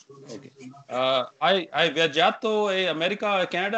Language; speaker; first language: Italian; non-native, learner; Punjabi